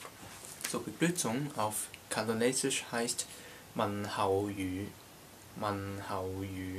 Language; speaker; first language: German; non-native, learner; Cantonese